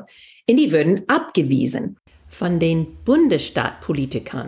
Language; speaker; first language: German; non-native, fluent; English